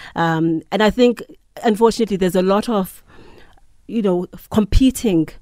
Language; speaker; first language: English; non-native, local second language; Xhosa